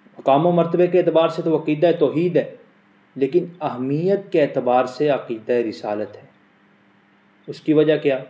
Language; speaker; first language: Urdu; non-native, local second language; Punjabi